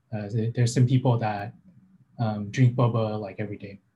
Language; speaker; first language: English; native; English